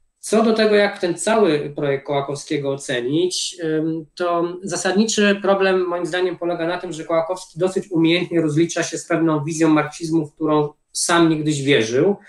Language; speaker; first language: Polish; native; Polish